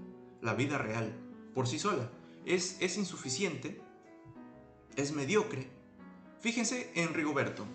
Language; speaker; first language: Spanish; native; Spanish